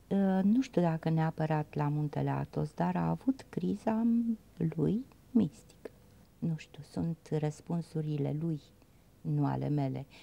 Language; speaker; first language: Romanian; native; Romanian